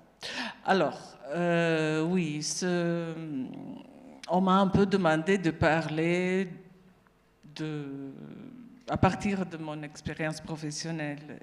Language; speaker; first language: French; non-native, fluent; Italian